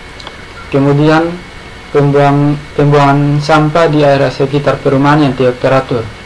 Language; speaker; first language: Indonesian; native; Indonesian